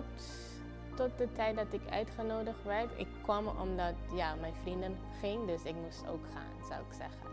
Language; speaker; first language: Dutch; non-native, fluent; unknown